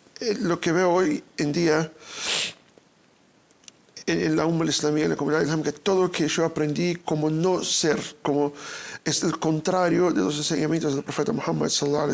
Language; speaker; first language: Spanish; non-native, fluent; Portuguese